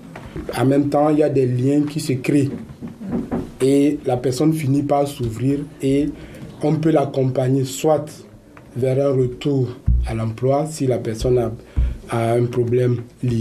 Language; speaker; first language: French; native; French